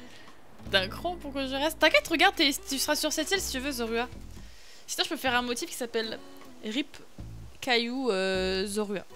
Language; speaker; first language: French; native; French